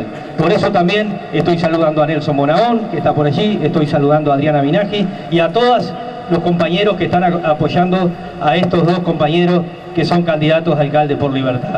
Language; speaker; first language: Spanish; native; Spanish